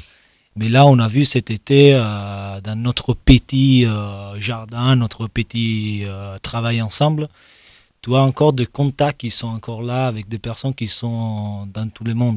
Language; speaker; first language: French; non-native, fluent; Italian